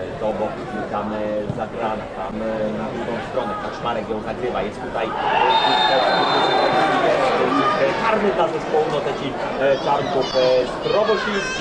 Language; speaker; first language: Polish; native; Polish